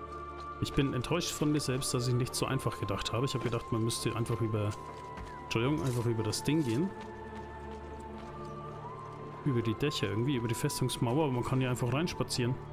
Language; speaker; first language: German; native; German